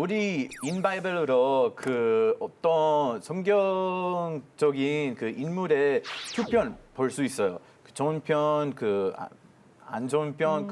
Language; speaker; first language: Korean; non-native, learner; Hebrew